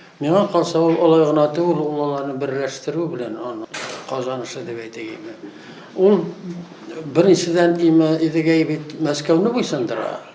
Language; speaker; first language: Tatar; native; Tatar